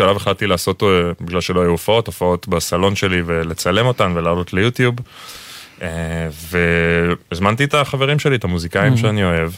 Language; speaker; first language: Hebrew; native; Hebrew